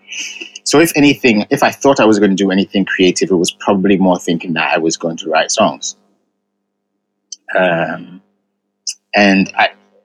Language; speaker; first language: English; non-native, local second language; Ga